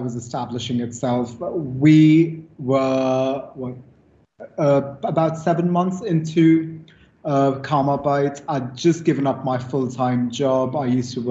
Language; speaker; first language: English; non-native, local second language; Hindi